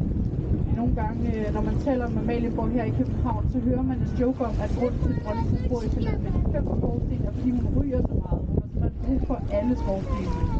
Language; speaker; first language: Danish; native; Danish